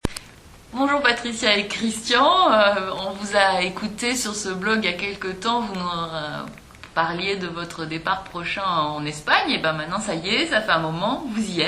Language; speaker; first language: French; native; French